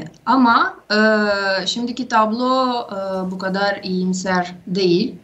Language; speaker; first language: Turkish; non-native, fluent; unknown